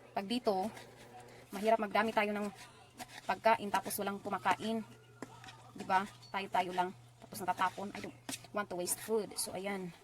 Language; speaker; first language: Filipino; non-native, local second language; Waray